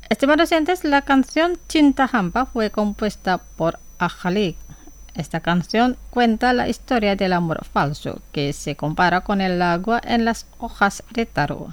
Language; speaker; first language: Spanish; non-native, fluent; Indonesian